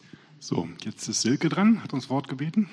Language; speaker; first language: German; native; German